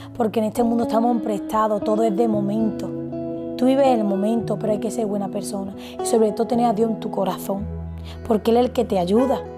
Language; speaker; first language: Spanish; native; Spanish